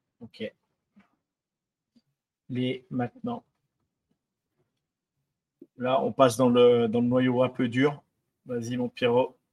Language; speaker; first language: French; native; French